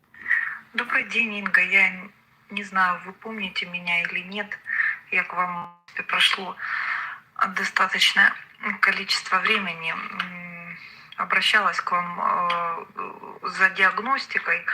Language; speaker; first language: Russian; native; Russian